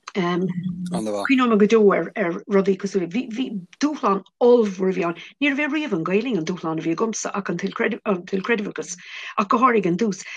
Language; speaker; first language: Irish; non-native, local second language; English